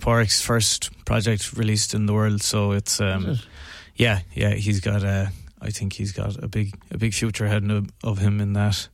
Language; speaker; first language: English; native; English